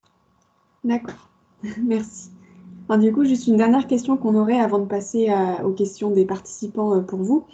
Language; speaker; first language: French; native; French